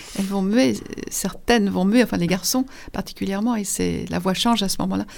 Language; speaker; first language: French; native; French